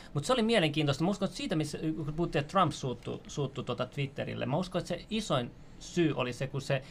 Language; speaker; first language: Finnish; native; Finnish